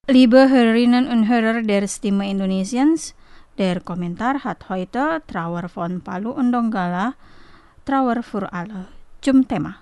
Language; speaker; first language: German; non-native, fluent; Indonesian